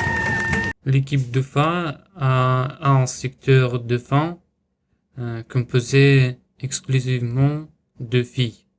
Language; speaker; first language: French; non-native, learner; Russian